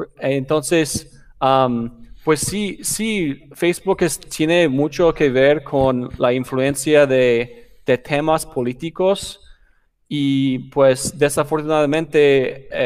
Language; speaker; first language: Spanish; non-native, fluent; English